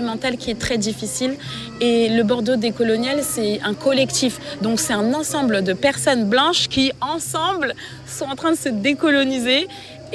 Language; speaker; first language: French; native; French